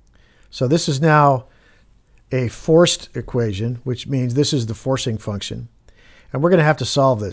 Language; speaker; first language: English; native; English